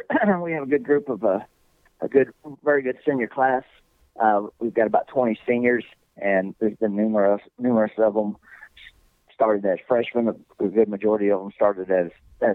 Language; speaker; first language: English; native; English